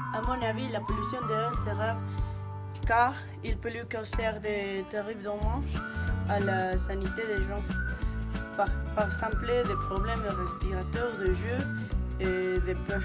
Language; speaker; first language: French; non-native, learner; Spanish